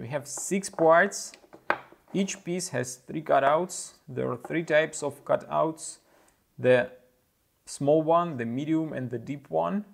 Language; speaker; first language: English; non-native, fluent; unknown